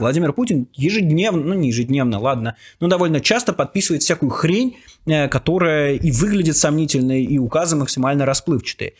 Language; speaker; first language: Russian; native; Russian